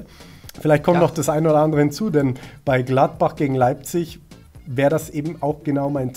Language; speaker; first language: German; native; German